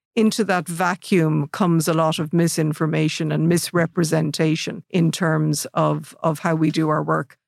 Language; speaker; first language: English; native; English